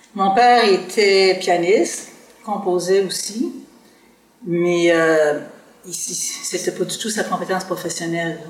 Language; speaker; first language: French; native; French